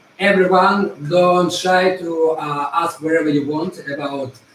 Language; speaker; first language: English; non-native, fluent; Russian